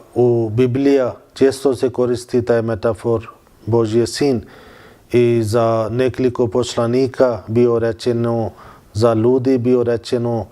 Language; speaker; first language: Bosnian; non-native, fluent; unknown